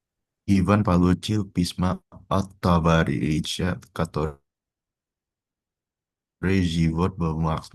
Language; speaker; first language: Russian; non-native, learner; Indonesian